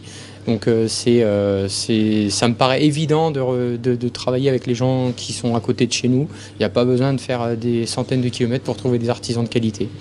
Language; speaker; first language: French; native; French